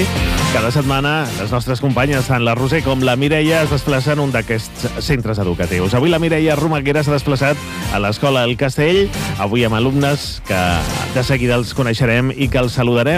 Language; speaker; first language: Catalan; native; Catalan